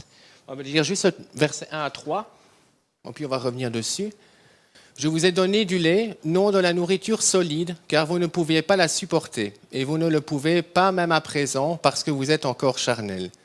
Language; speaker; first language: French; native; French